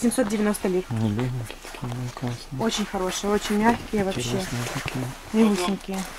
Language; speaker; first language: Russian; native; Russian